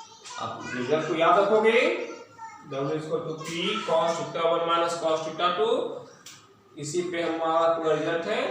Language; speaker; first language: Hindi; native; Hindi